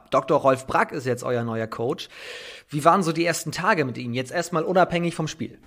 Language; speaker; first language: German; native; German